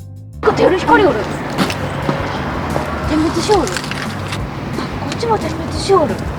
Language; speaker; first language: Japanese; native; Japanese